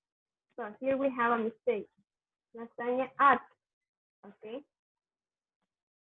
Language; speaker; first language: English; non-native, fluent; Spanish